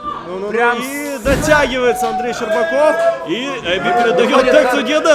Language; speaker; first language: Russian; native; Russian